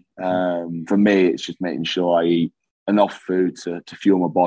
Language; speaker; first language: English; native; English